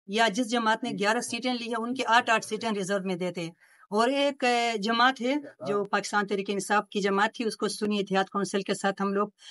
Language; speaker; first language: Urdu; non-native, local second language; Pashto